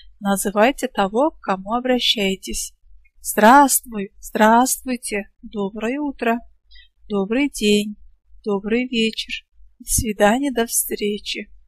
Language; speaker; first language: Russian; non-native, local second language; Kazakh